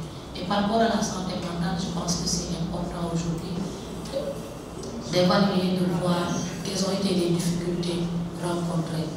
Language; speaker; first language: French; non-native, local second language; Wolof